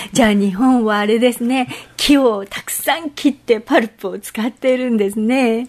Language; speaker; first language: Japanese; native; Japanese